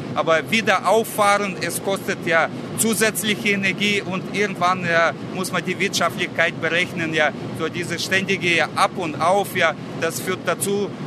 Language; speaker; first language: German; non-native, fluent; Russian